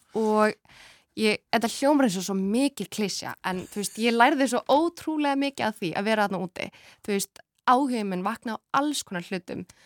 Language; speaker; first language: Icelandic; early bilingual, other home language; Kurdish